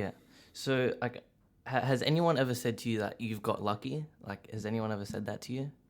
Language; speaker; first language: English; native; English